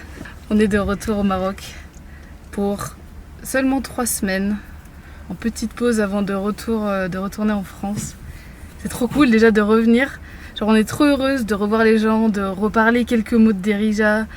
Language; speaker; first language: French; native; French